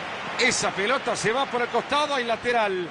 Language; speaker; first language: Spanish; native; Spanish